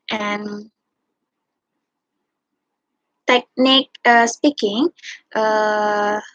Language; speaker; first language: English; non-native, learner; Indonesian